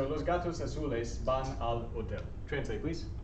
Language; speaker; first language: Spanish; non-native, learner; English